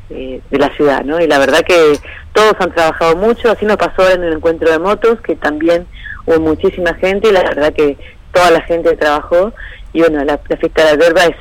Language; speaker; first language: Spanish; native; Spanish